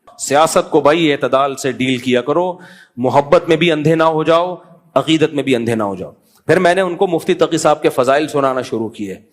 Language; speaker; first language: Urdu; native; Urdu